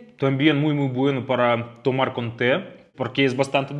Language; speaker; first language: Spanish; non-native, fluent; Russian